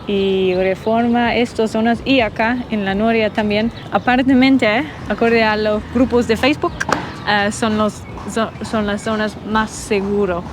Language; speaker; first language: Spanish; non-native, learner; English